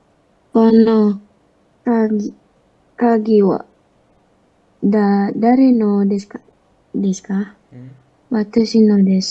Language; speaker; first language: Japanese; non-native, learner; Indonesian